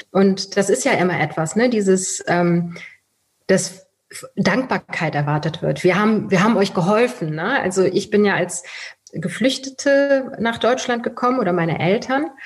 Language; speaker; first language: German; early bilingual, other home language; Persian